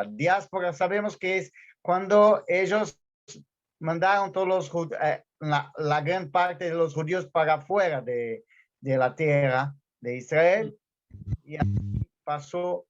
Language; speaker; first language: Spanish; non-native, fluent; Portuguese